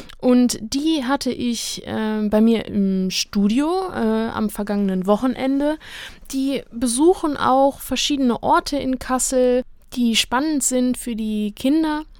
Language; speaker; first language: German; native; German